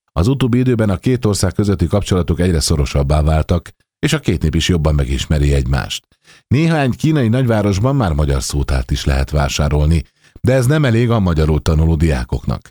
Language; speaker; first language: Hungarian; native; Hungarian